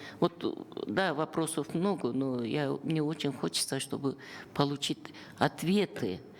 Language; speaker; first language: Russian; non-native, local second language; Kyrgyz